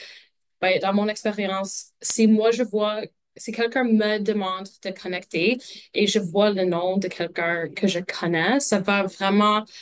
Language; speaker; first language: French; non-native, local second language; English